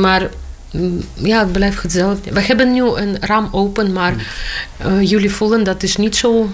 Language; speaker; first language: Dutch; non-native, learner; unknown